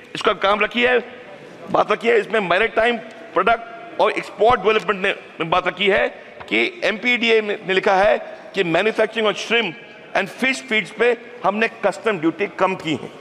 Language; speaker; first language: Hindi; native; Hindi